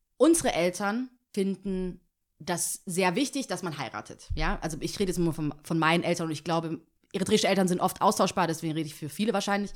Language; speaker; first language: German; early bilingual, other home language; Tigrinya